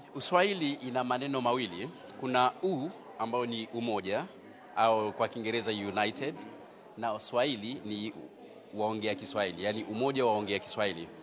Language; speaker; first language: Swahili; native; Swahili